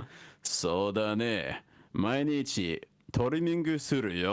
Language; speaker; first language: Japanese; non-native, learner; English